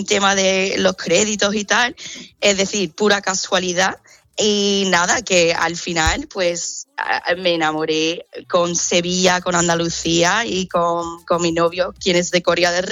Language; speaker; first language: Spanish; non-native, fluent; English